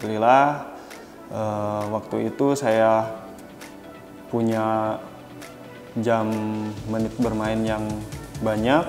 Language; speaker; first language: Indonesian; native; Indonesian